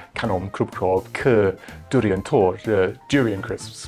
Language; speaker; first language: Thai; non-native, fluent; English